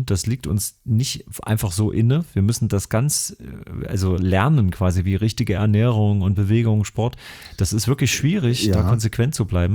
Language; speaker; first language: German; native; German